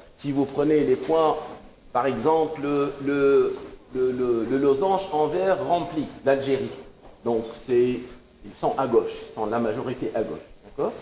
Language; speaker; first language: French; non-native, local second language; Arabic